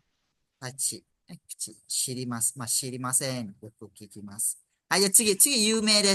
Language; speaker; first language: Japanese; non-native, fluent; Malay